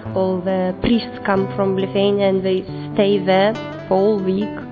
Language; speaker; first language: English; non-native, learner; Lithuanian